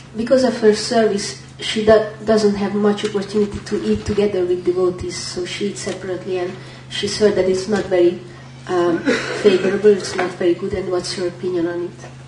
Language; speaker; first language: English; non-native, fluent; Hungarian